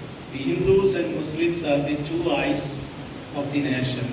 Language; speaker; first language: English; non-native, local second language; Malayalam